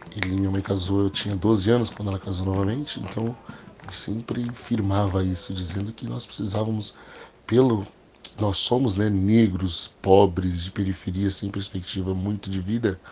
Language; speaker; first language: Portuguese; early bilingual, other home language; English